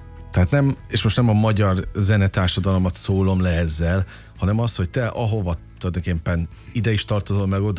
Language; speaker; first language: Hungarian; native; Hungarian